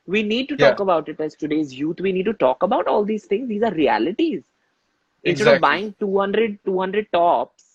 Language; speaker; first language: English; non-native, local second language; Hindi